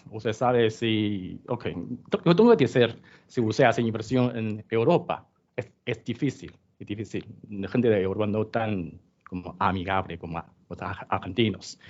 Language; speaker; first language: Spanish; non-native, learner; Chinese